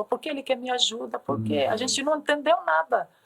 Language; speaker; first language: Portuguese; non-native, learner; Arabic